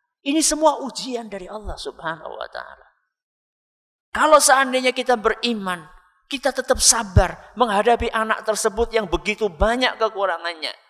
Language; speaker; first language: Indonesian; non-native, local second language; Javanese